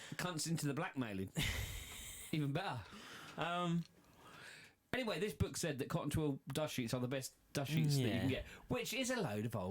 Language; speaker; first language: English; native; English